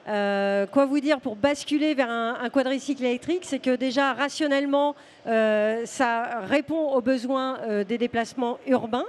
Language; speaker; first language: French; native; French